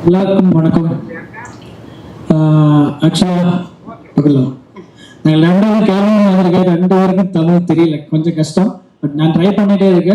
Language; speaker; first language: Tamil; non-native, learner; Malayalam